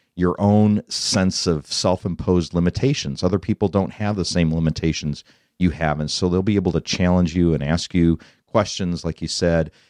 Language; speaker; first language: English; native; English